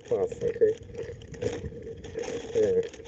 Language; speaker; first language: English; non-native, learner; Bashkir